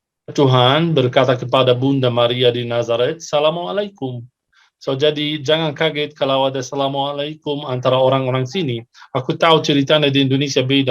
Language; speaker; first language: Indonesian; non-native, fluent; Arabic